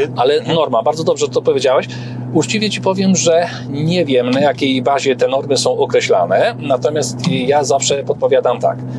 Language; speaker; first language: Polish; native; Polish